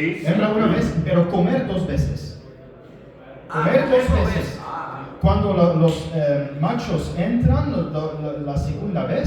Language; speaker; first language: Spanish; non-native, learner; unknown